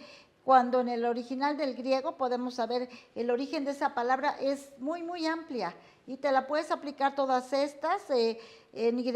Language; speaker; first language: Spanish; native; Spanish